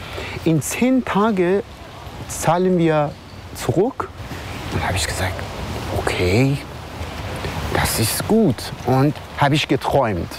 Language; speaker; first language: German; non-native, learner; Persian